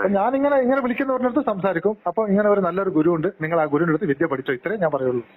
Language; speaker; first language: Malayalam; non-native, local second language; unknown